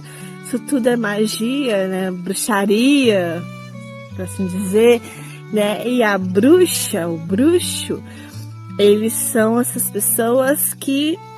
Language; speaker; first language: Portuguese; native; Portuguese